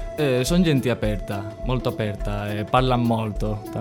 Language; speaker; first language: Italian; non-native, learner; Spanish